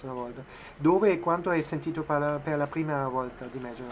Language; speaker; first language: Italian; non-native, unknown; Spanish